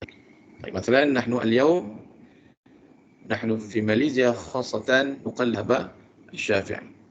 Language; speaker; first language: Arabic; non-native, fluent; Malay